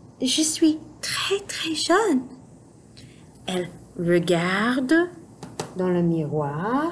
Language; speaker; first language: French; non-native, fluent; English